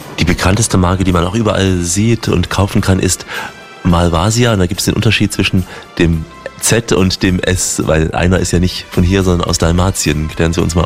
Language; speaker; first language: German; native; German